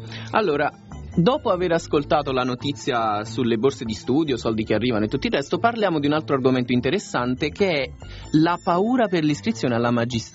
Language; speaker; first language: Italian; native; Italian